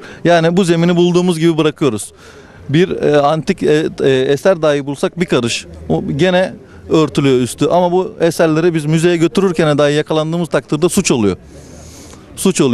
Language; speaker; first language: Turkish; native; Turkish